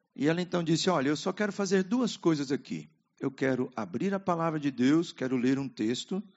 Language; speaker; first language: Portuguese; native; Portuguese